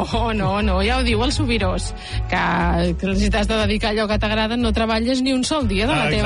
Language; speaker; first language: Catalan; native; Catalan